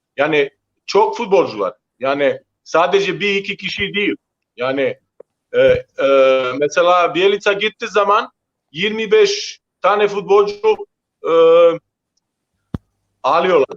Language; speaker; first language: Turkish; non-native, learner; Croatian